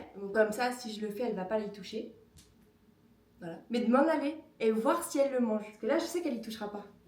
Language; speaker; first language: French; native; French